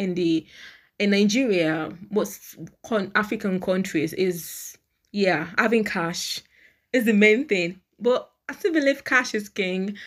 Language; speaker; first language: English; non-native, local second language; Yoruba